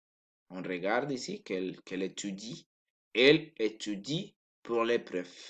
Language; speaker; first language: French; non-native, learner; Spanish